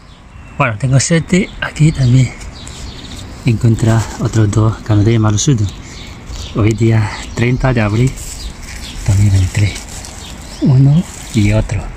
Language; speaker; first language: Spanish; non-native, learner; Chinese